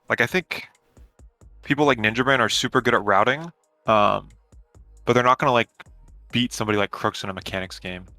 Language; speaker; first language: English; native; English